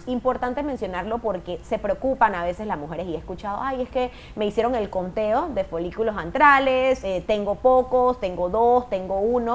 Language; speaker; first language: Spanish; native; Spanish